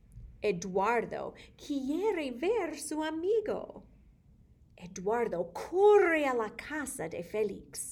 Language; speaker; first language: Spanish; non-native, fluent; English